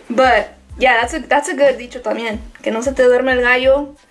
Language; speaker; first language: Spanish; early bilingual, heritage; Spanish